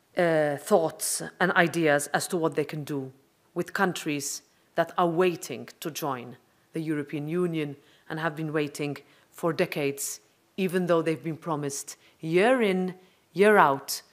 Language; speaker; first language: English; non-native, local second language; Maltese